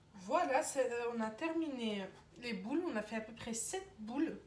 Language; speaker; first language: French; non-native, local second language; Arabic